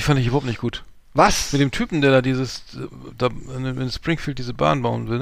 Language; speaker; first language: German; native; German